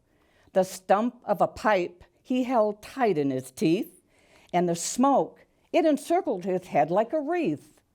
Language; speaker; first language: English; native; English